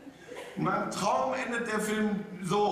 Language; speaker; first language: German; native; German